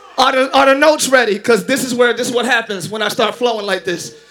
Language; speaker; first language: English; native; English